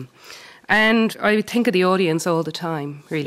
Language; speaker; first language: English; native; English